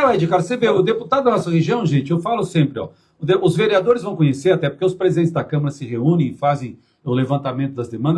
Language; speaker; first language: Portuguese; native; Portuguese